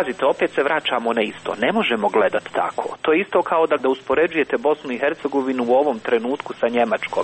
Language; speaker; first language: Croatian; native; Croatian